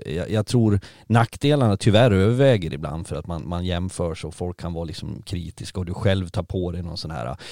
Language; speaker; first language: Swedish; native; Swedish